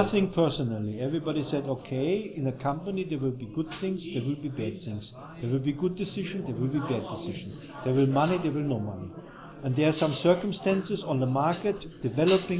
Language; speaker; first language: English; non-native, fluent; German